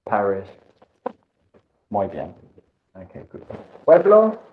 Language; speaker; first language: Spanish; non-native, fluent; English